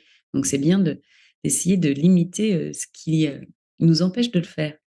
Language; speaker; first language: French; native; French